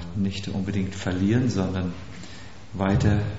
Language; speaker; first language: German; native; German